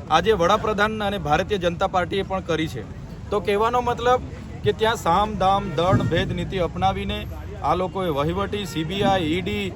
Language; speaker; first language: Gujarati; non-native, local second language; Vasavi